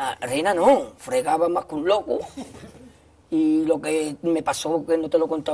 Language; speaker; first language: Spanish; native; Spanish